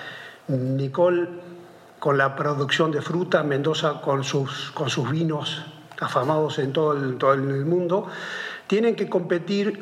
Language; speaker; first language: Spanish; native; Spanish